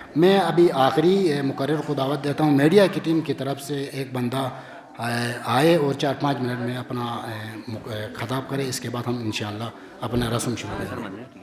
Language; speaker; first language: Urdu; non-native, local second language; Sicilian